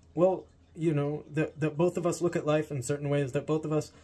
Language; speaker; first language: English; native; English